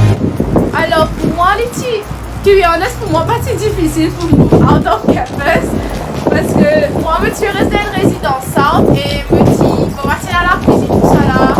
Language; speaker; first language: French; non-native, local second language; Morisyen